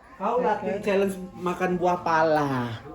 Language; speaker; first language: Indonesian; native; Indonesian